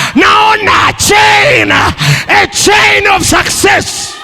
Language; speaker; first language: English; non-native, local second language; Swahili